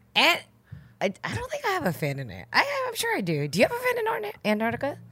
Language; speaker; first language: English; native; English